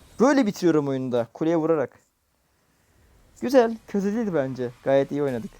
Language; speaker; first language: Turkish; native; Turkish